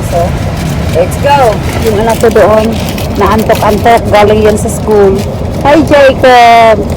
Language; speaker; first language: Filipino; non-native, local second language; Cebuano